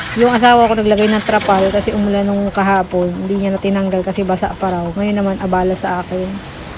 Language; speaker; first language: Filipino; native; Filipino